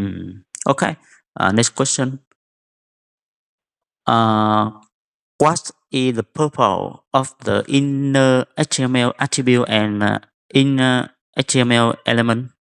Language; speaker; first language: English; non-native, fluent; Vietnamese